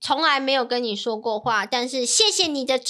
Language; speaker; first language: Chinese; non-native, learner; English